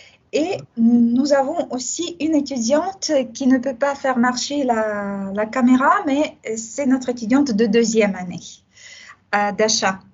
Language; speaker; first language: French; non-native, fluent; Russian